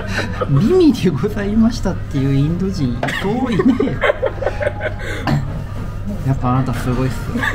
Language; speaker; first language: Japanese; native; Japanese